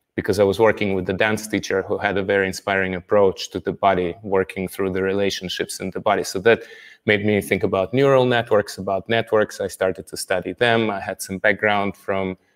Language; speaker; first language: English; non-native, fluent; Russian